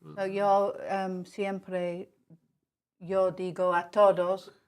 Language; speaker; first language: Spanish; non-native, learner; English